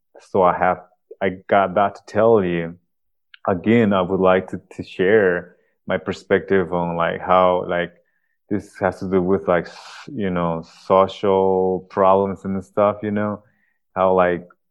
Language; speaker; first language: English; non-native, fluent; Spanish